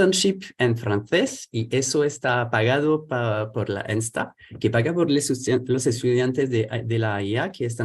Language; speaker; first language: Spanish; non-native, fluent; French